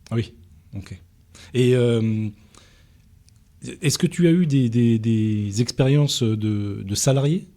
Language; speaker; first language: French; native; French